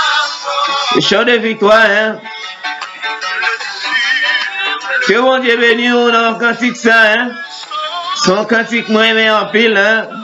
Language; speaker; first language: French; non-native, local second language; Haitian Creole